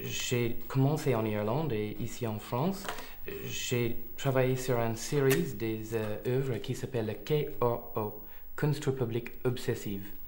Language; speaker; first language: French; non-native, fluent; English